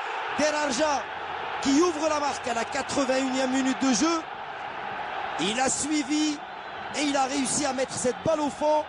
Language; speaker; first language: French; non-native, local second language; Arabic